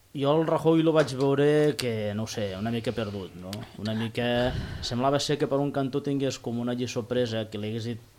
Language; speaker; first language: Catalan; native; Catalan